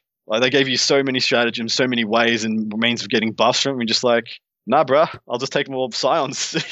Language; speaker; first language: English; native; English